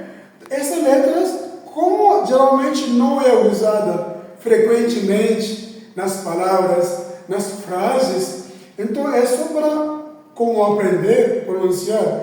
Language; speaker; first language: Portuguese; non-native, fluent; Hindi